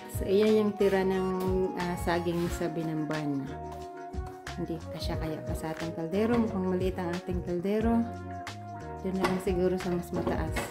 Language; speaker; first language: Filipino; non-native, local second language; Bikol